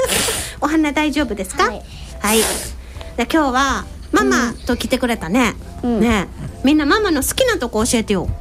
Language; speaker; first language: Japanese; native; Japanese